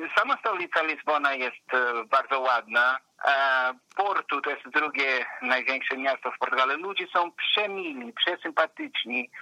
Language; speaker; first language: Polish; non-native, fluent; Portuguese